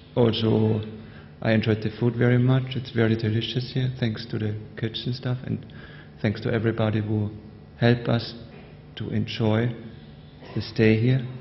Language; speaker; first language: English; non-native, learner; German